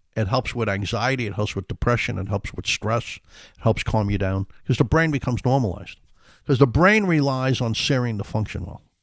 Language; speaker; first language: English; native; English